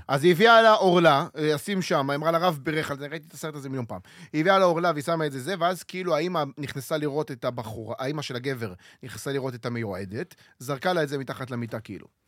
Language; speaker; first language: Hebrew; native; Hebrew